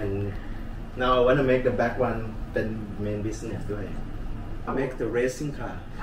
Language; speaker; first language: English; non-native, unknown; Thai